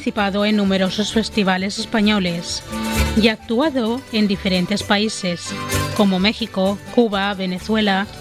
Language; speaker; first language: Spanish; native; Spanish